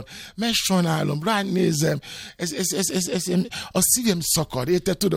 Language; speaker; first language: Hungarian; non-native, learner; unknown